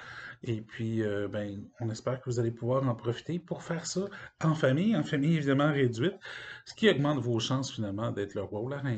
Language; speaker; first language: French; native; French